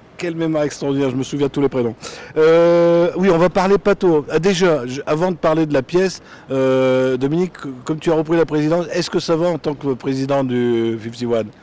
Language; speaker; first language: French; native; French